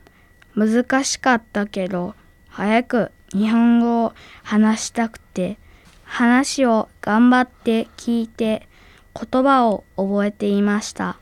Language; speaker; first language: Japanese; early bilingual, other home language; Arabic